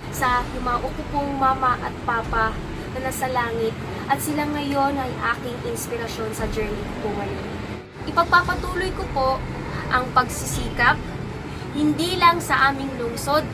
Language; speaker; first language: Filipino; native; Filipino